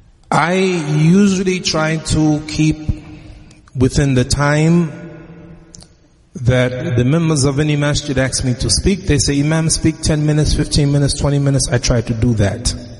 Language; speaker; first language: English; native; English